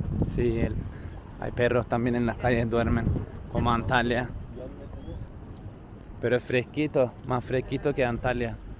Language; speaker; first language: Spanish; non-native, learner; Turkish